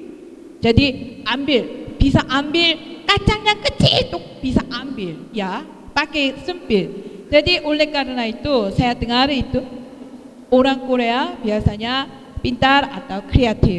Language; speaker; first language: Indonesian; non-native, fluent; Korean